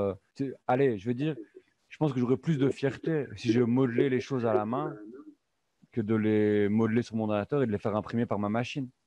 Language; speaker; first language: French; native; French